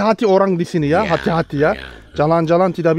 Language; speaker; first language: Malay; non-native, learner; Turkish